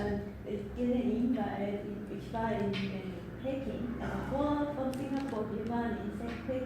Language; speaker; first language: German; non-native, learner; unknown